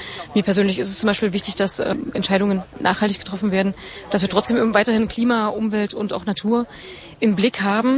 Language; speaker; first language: German; native; German